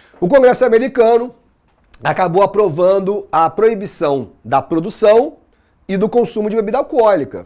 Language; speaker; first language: Portuguese; native; Portuguese